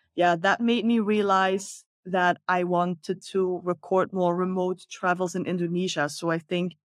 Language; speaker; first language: English; non-native, fluent; Dutch